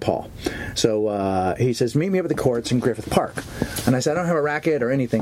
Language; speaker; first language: English; native; English